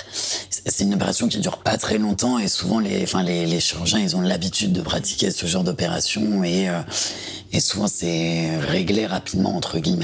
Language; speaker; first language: French; native; French